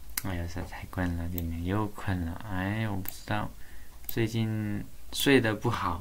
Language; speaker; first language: Chinese; native; Chinese